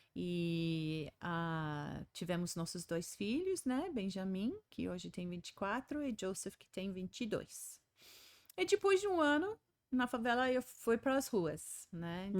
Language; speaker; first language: Portuguese; non-native, fluent; English